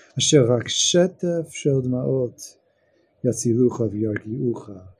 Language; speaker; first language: English; native; English